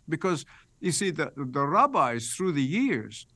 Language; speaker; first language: English; non-native, fluent; Arabic